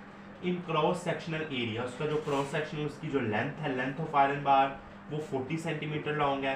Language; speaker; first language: Hindi; non-native, local second language; Punjabi